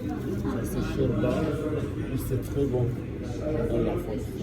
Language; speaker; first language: French; non-native, learner; Arabic